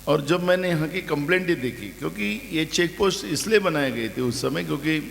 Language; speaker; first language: Hindi; non-native, local second language; Marathi